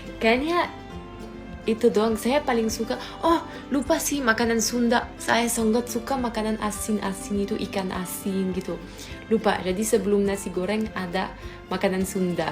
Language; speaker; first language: Indonesian; non-native, fluent; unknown